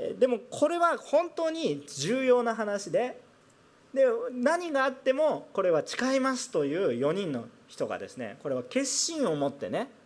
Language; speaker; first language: Japanese; non-native, fluent; Korean